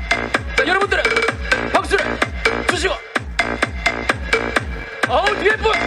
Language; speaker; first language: Korean; native; Korean